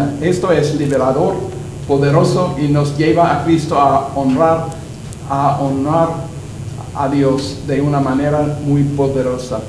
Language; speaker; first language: Spanish; non-native, learner; English